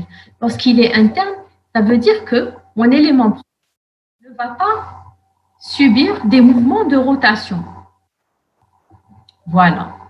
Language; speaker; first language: French; non-native, local second language; Arabic